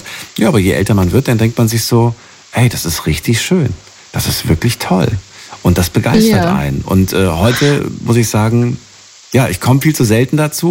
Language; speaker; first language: German; native; German